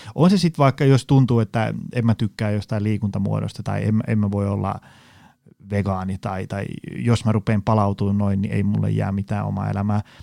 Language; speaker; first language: Finnish; native; Finnish